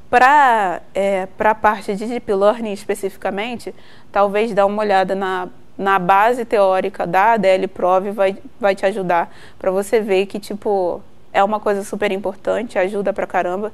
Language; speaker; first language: Portuguese; native; Portuguese